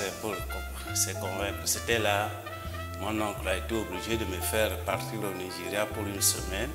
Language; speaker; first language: French; non-native, local second language; Igbo